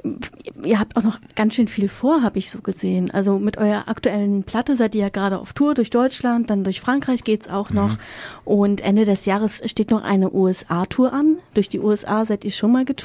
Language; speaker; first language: German; native; German